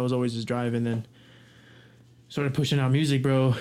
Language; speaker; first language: English; native; English